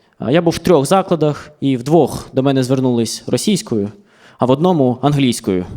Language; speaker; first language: Ukrainian; non-native, local second language; Russian